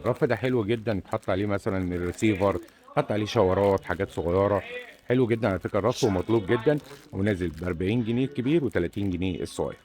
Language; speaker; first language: Arabic; native; Arabic